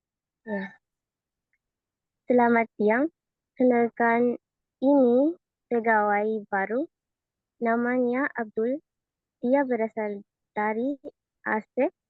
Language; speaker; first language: Indonesian; non-native, learner; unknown